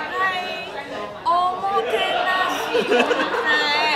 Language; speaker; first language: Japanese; non-native, learner; Chinese